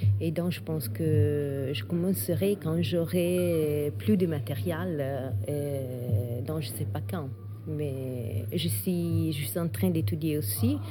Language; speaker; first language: French; non-native, fluent; Italian